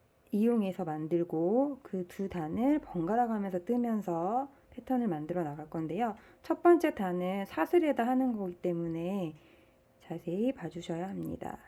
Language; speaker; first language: Korean; native; Korean